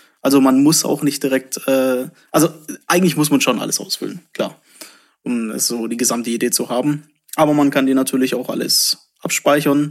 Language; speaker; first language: German; native; German